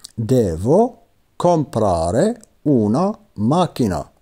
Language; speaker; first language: Italian; non-native, fluent; Arabic